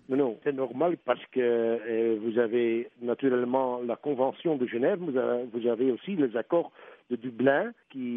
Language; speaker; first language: French; non-native, local second language; Dutch